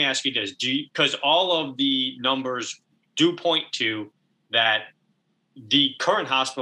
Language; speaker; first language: English; native; English